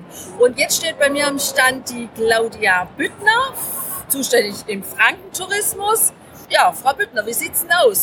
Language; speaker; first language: German; native; German